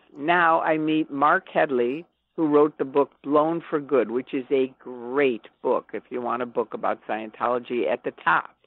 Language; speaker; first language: English; native; English